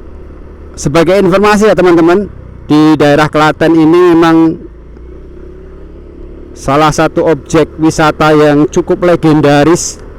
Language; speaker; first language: Indonesian; non-native, local second language; Javanese